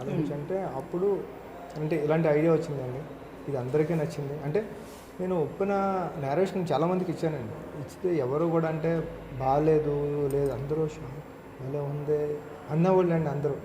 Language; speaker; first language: Telugu; native; Telugu